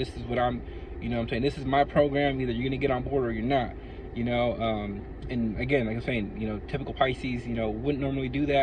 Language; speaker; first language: English; native; English